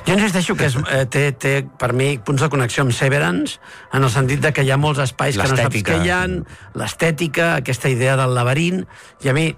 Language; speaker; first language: Catalan; native; Catalan